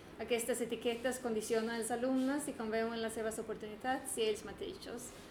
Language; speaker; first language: Catalan; non-native, fluent; Swedish